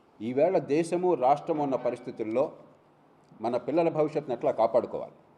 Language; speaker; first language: Telugu; native; Telugu